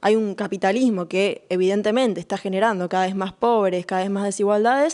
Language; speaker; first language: Spanish; native; Spanish